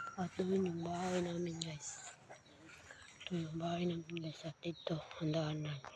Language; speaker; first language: Filipino; non-native, local second language; Cebuano